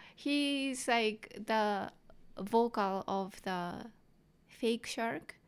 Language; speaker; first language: English; non-native, fluent; Japanese